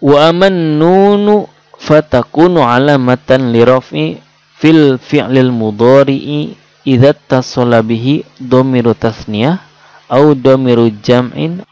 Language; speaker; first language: Arabic; non-native, fluent; Indonesian